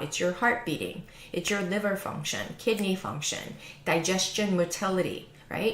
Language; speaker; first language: English; native; English